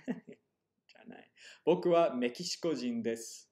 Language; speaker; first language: Japanese; non-native, fluent; English